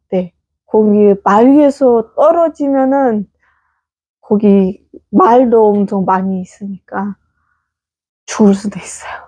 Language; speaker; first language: Korean; non-native, fluent; Kazakh